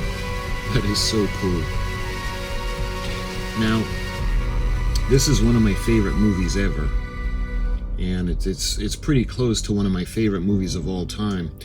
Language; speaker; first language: English; native; English